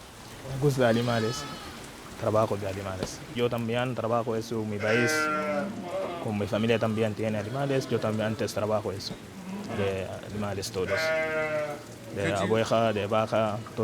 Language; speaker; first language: Spanish; non-native, learner; French